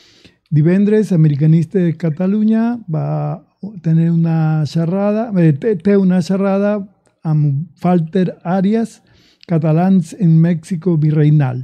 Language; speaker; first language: Catalan; non-native, learner; Spanish